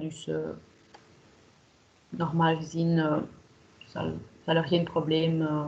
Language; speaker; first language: Dutch; non-native, local second language; French